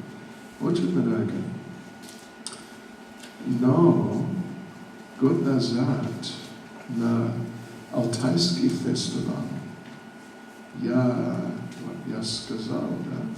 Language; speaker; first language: Russian; non-native, learner; English